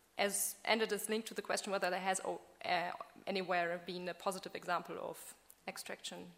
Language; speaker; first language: English; non-native, fluent; German